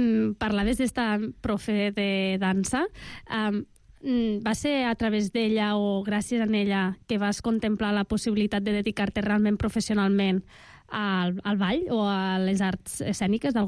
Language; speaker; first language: Catalan; native; Catalan